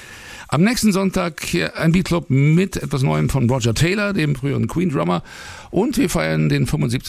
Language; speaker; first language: German; native; German